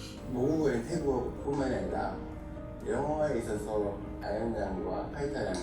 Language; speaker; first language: Korean; native; Korean